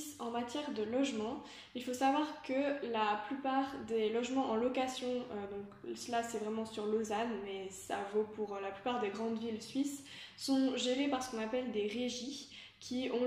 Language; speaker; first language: French; native; French